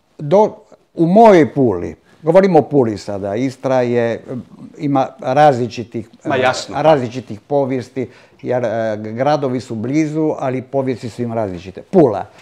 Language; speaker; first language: Croatian; non-native, local second language; Italian